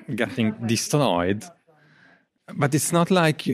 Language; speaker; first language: English; non-native, fluent; Italian